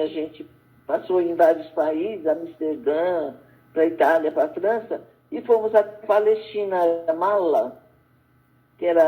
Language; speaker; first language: Portuguese; early bilingual, other home language; Arabic